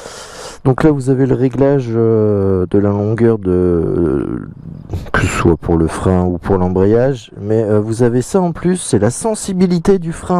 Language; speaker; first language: French; native; French